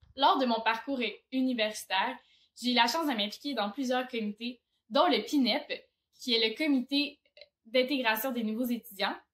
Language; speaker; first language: French; native; French